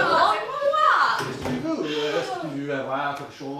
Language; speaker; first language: French; non-native, learner; English